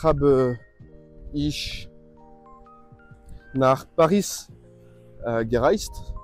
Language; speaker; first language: German; non-native, learner; French